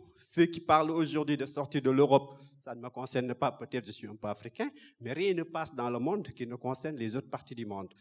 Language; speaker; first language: French; non-native, local second language; Wolof